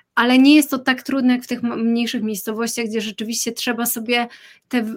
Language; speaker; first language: Polish; native; Polish